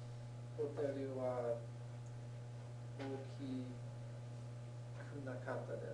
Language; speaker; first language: Japanese; non-native, learner; English